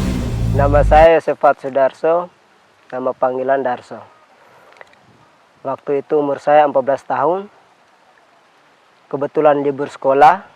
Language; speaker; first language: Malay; non-native, local second language; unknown